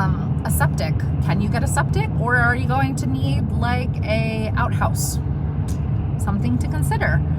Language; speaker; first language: English; native; English